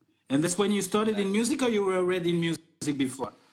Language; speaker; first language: English; non-native, fluent; Portuguese